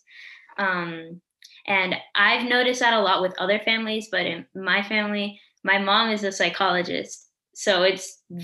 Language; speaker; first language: English; early bilingual, other home language; Spanish